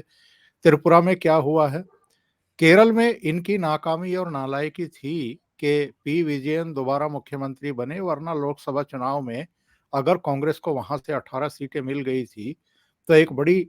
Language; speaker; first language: Hindi; native; Hindi